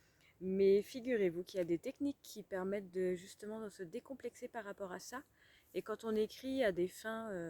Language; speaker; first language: French; native; French